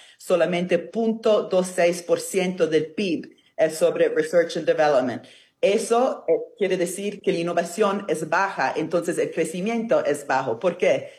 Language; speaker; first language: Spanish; non-native, fluent; Italian